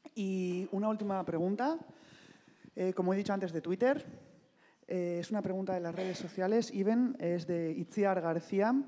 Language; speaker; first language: Spanish; non-native, local second language; Basque